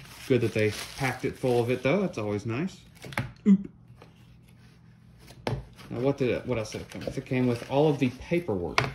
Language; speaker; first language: English; native; English